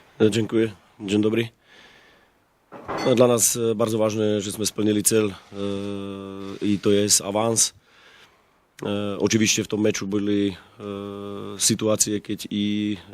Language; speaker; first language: Polish; non-native, learner; Slovak